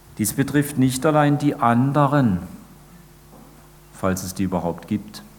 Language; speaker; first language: German; native; German